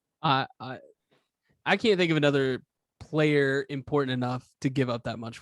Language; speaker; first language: English; native; English